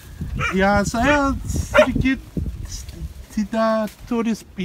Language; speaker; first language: Indonesian; non-native, learner; English